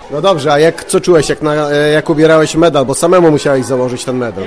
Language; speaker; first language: Polish; native; Polish